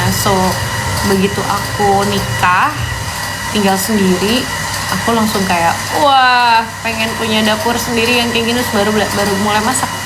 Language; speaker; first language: Indonesian; native; Indonesian